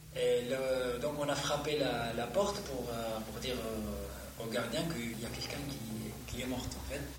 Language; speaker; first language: French; non-native, fluent; Arabic